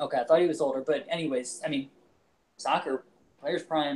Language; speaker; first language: English; native; English